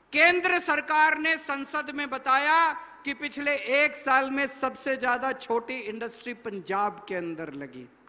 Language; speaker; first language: Hindi; native; Hindi